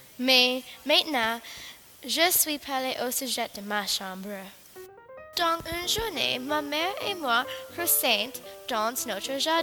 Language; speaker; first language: French; non-native, learner; English